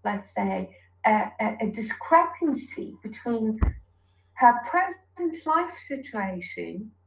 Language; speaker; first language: English; non-native, fluent; Persian